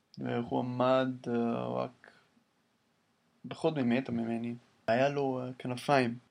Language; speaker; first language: Hebrew; non-native, learner; English